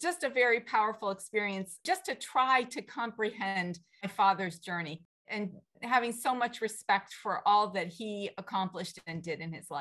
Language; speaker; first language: English; native; English